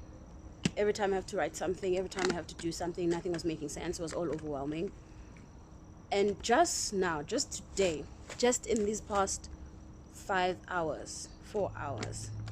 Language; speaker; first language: English; non-native, local second language; Zulu